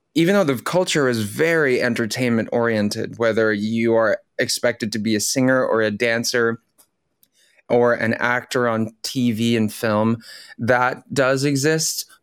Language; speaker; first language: English; early bilingual, other home language; Filipino